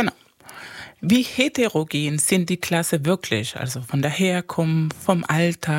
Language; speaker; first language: German; non-native, fluent; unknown